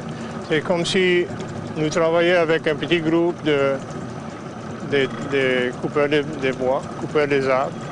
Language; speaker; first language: French; non-native, local second language; English